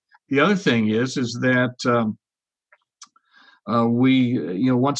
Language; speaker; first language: English; native; English